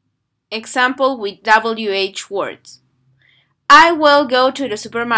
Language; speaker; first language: English; non-native, fluent; Spanish